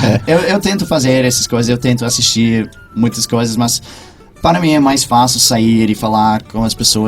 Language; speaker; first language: Portuguese; non-native, fluent; English